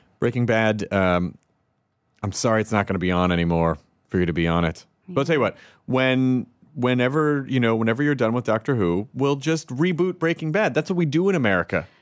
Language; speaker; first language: English; native; English